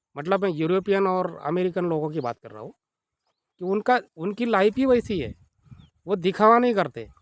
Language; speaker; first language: Hindi; non-native, local second language; Marathi